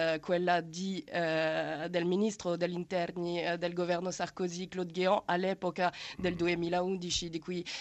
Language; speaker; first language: Italian; non-native, fluent; French